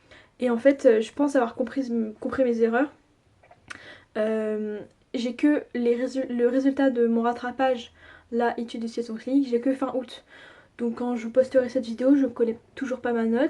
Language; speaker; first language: French; native; French